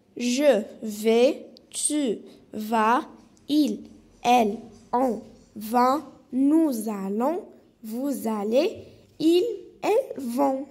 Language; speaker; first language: French; non-native, local second language; Arabic